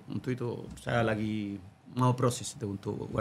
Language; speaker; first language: Indonesian; non-native, learner; Spanish